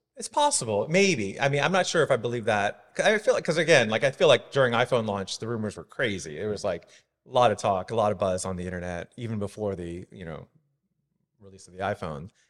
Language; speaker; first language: English; native; English